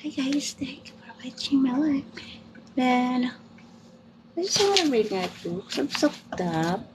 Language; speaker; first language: English; non-native, local second language; Filipino